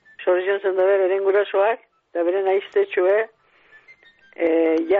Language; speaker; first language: Basque; native; Basque